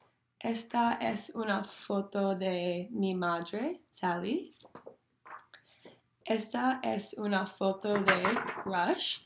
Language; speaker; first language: Spanish; non-native, learner; English